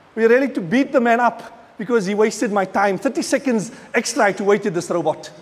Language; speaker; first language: English; native; English